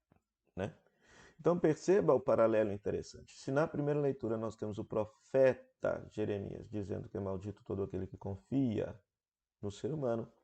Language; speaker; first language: Portuguese; native; Portuguese